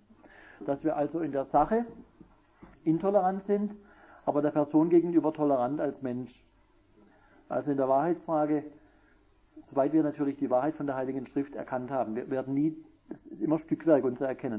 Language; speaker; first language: German; native; German